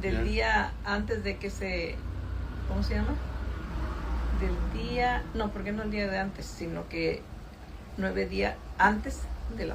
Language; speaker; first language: Spanish; native; Spanish